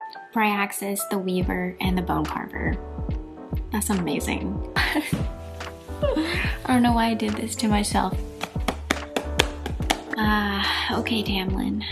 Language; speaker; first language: English; native; English